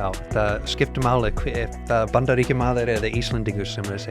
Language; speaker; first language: Icelandic; non-native, learner; English